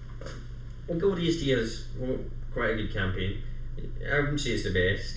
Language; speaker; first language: English; native; English